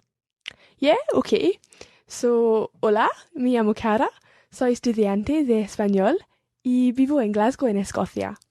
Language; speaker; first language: Spanish; non-native, learner; English